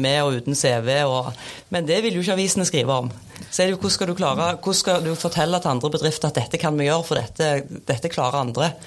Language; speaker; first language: Norwegian; native; Norwegian